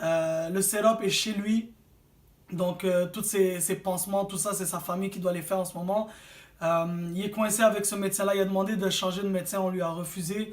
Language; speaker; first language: French; native; French